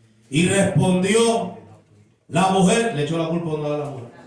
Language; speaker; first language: Spanish; native; Spanish